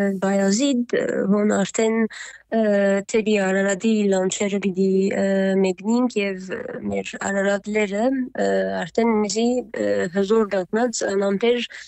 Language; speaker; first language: Armenian; early bilingual, heritage; Armenian